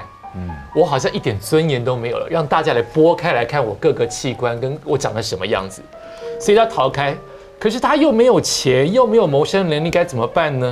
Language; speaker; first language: Chinese; native; Chinese